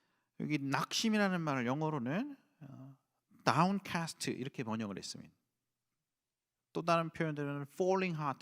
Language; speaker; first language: Korean; native; Korean